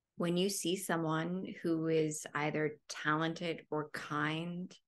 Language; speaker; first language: English; native; English